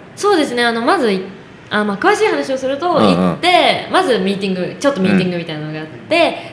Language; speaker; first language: Japanese; native; Japanese